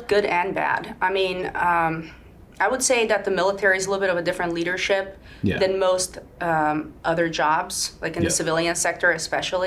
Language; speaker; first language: English; non-native, fluent; Swedish